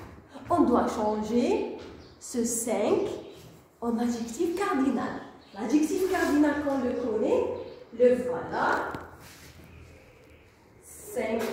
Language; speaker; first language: French; non-native, local second language; Arabic